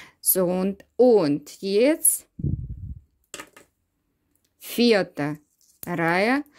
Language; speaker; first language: German; non-native, learner; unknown